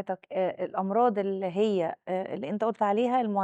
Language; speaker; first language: Arabic; native; Arabic